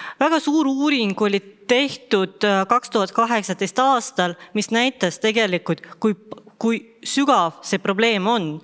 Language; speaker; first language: Estonian; non-native, local second language; Russian